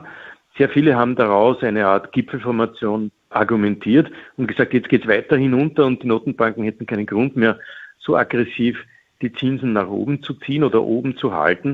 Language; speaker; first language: German; native; German